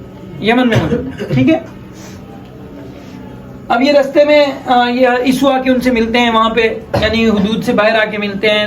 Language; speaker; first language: Urdu; native; Urdu